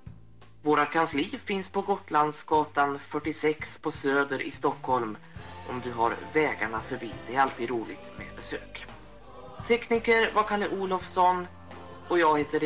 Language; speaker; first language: Swedish; native; Swedish